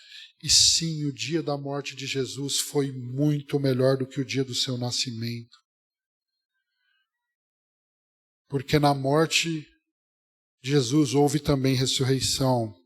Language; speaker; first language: Portuguese; native; Portuguese